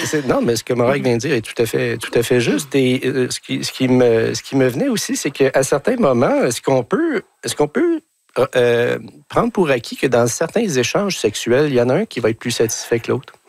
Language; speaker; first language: French; native; French